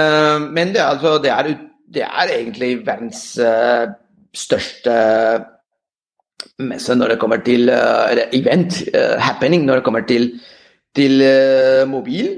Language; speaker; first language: Norwegian; non-native, fluent; Spanish